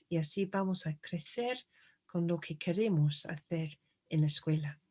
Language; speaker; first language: Spanish; non-native, fluent; English